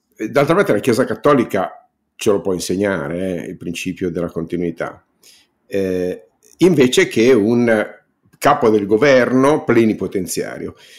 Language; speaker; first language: Italian; native; Italian